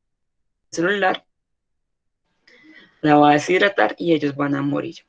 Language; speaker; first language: Spanish; native; Spanish